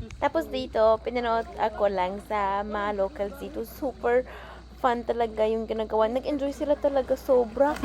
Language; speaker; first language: Filipino; non-native, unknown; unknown